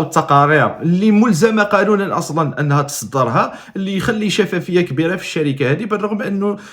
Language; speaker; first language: Arabic; native; Arabic